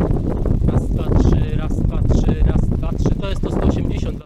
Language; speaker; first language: Polish; native; Polish